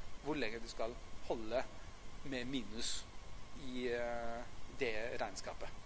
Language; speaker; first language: Norwegian; non-native, fluent; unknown